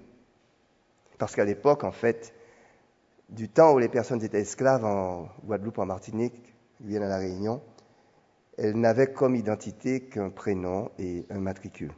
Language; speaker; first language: French; native; French